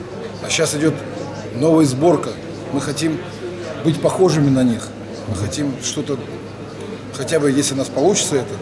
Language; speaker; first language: Russian; native; Russian